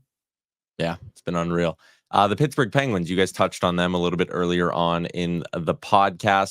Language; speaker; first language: English; native; English